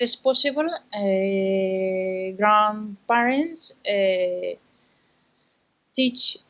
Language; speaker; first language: English; non-native, learner; Spanish